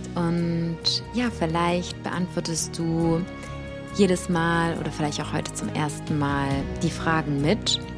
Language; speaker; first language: German; early bilingual, other home language; Russian